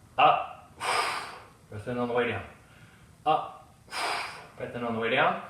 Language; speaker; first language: English; native; English